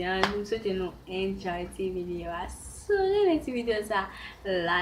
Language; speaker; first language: French; non-native, learner; Haitian Creole